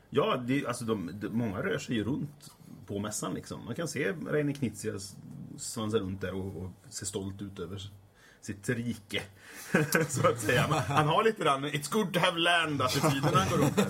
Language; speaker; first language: Swedish; native; Swedish